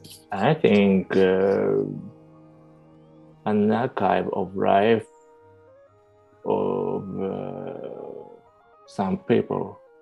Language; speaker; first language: English; non-native, learner; Japanese